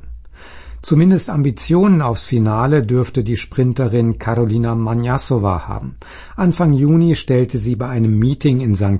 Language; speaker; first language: German; native; German